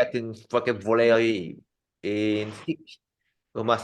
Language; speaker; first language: English; non-native, learner; Indonesian